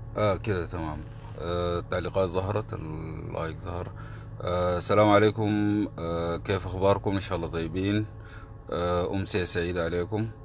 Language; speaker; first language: Arabic; native; Arabic